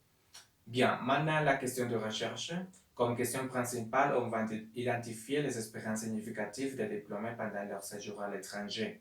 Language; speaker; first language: French; non-native, learner; Spanish